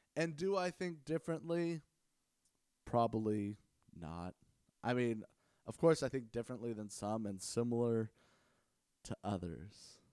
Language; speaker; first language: English; native; English